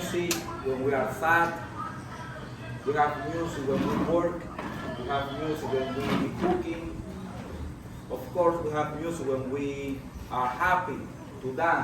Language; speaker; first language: English; non-native, fluent; Spanish